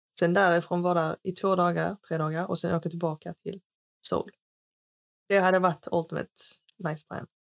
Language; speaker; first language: Swedish; non-native, fluent; Arabic